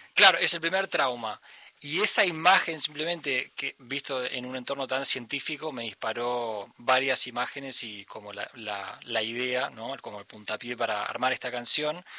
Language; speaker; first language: Spanish; native; Spanish